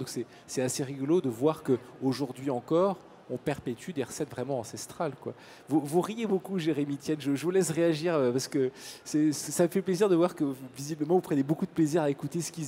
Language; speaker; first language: French; native; French